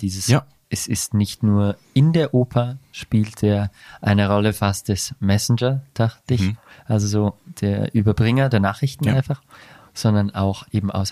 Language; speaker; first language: German; native; German